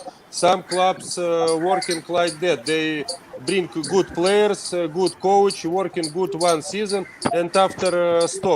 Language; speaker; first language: English; non-native, learner; Russian